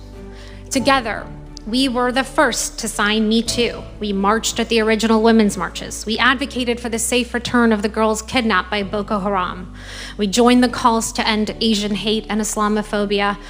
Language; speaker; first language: English; early bilingual, other home language; Persian